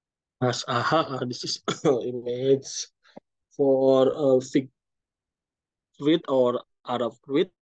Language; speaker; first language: English; non-native, learner; Indonesian